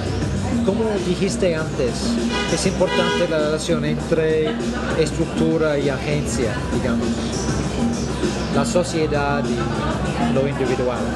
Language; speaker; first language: Spanish; non-native, fluent; English